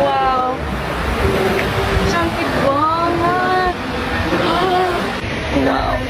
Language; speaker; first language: Indonesian; non-native, learner; Persian